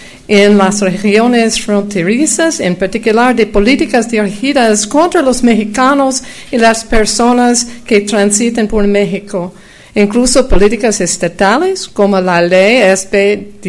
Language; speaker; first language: Spanish; non-native, fluent; English